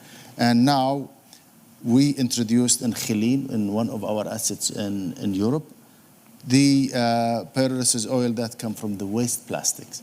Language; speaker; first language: English; non-native, fluent; Arabic